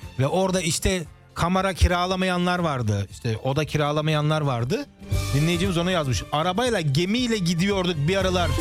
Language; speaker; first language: Turkish; early bilingual, heritage; Turkish